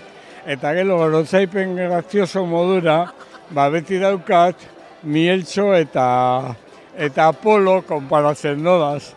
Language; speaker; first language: Basque; native; Basque